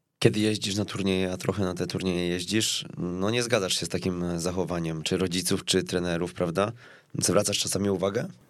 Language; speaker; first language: Polish; native; Polish